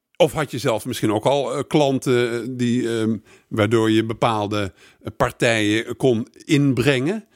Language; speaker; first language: Dutch; native; Dutch